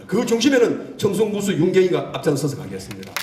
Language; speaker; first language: Korean; native; Korean